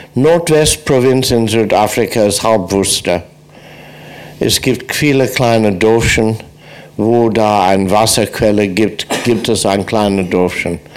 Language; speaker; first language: German; non-native, fluent; English